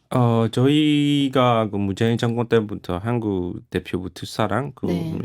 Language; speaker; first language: Korean; non-native, fluent; Burmese